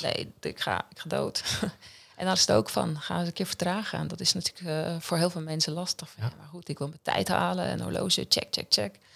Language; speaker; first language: Dutch; non-native, fluent; Swiss German